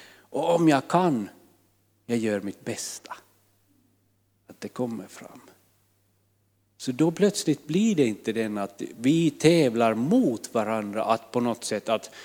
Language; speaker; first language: Swedish; non-native, fluent; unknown